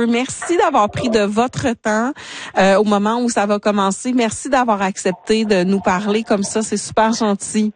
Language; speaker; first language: French; native; French